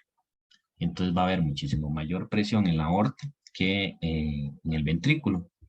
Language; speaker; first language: Spanish; native; Spanish